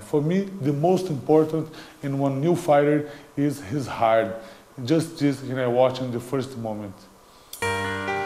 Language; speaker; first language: English; non-native, learner; Portuguese